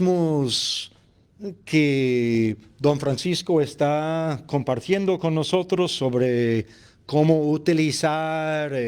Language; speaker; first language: Spanish; non-native, fluent; English